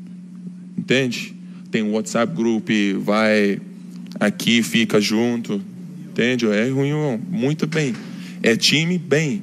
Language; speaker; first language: Portuguese; non-native, learner; Turkish